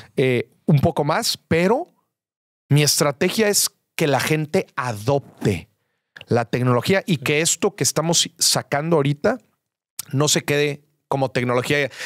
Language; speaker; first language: Spanish; native; Spanish